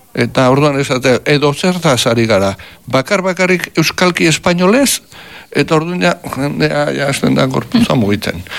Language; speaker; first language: Basque; native; Basque